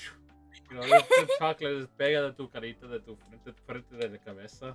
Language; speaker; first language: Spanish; early bilingual, heritage; English